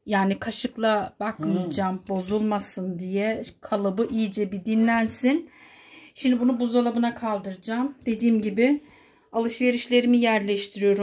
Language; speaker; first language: Turkish; native; Turkish